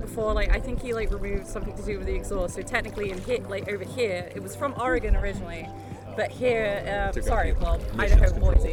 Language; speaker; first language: English; native; English